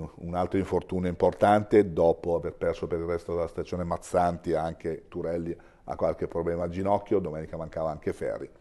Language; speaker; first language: Italian; native; Italian